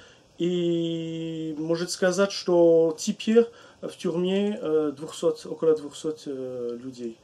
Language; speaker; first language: Russian; non-native, learner; French